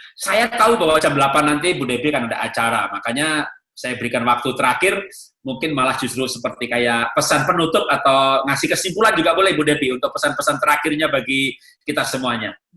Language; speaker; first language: Indonesian; native; Indonesian